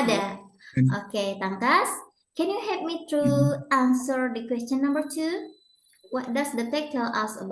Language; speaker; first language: English; non-native, learner; Indonesian